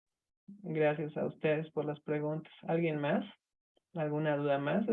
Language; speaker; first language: Spanish; native; Spanish